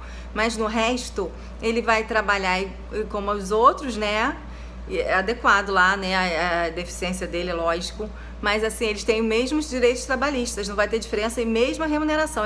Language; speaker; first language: Portuguese; native; Portuguese